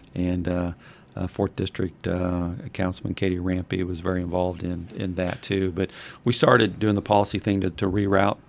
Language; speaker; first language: English; native; English